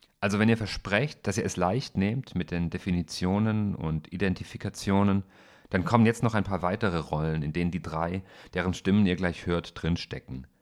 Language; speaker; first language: German; native; German